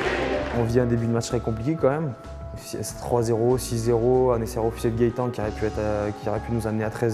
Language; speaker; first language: French; native; French